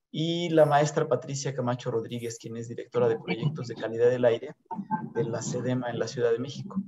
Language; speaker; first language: Spanish; native; Spanish